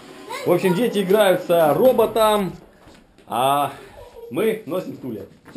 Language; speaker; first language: Russian; native; Russian